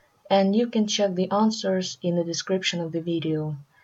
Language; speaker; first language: English; non-native, fluent; Russian